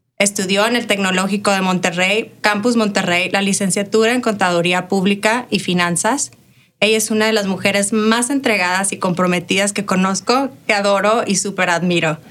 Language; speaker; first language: Spanish; native; Spanish